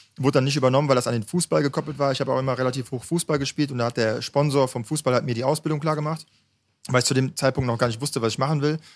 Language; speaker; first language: German; native; German